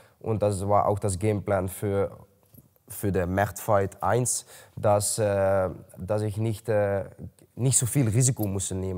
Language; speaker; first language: German; non-native, learner; Dutch